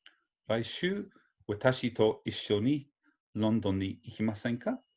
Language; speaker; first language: Japanese; non-native, fluent; English